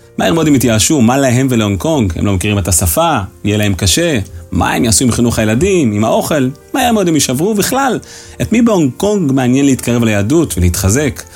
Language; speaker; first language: Hebrew; native; Hebrew